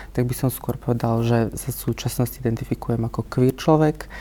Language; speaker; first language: Slovak; native; Slovak